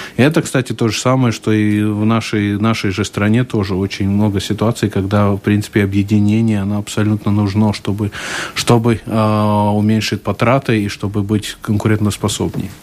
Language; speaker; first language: Russian; non-native, local second language; Latvian